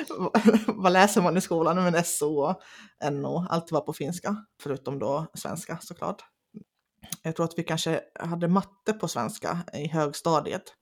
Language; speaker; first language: Swedish; non-native, local second language; Finnish